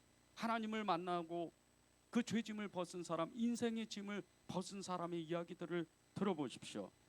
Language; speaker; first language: Korean; native; Korean